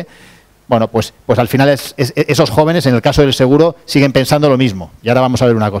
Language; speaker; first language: Spanish; native; Spanish